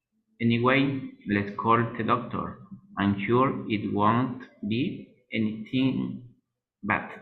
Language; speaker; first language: English; non-native, learner; Spanish